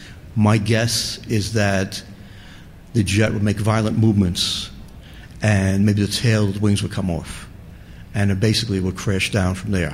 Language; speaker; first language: English; native; English